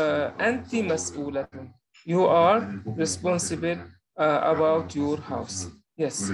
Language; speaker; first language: English; non-native, learner; Arabic